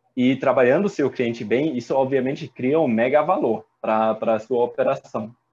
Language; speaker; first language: Portuguese; non-native, fluent; German